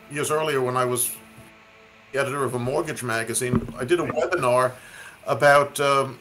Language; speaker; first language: English; native; English